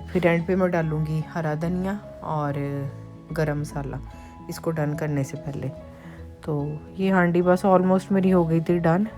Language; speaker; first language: Urdu; native; Urdu